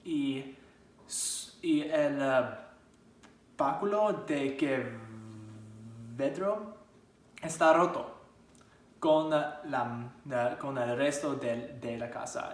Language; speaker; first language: Spanish; non-native, learner; English